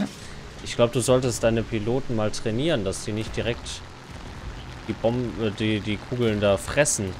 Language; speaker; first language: German; native; German